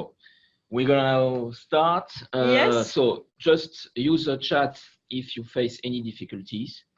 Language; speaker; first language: English; non-native, fluent; French